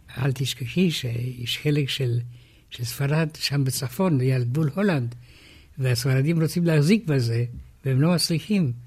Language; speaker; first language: Hebrew; non-native, fluent; Romanian